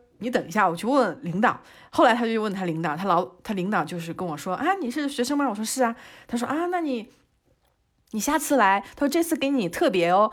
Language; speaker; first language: Chinese; native; Chinese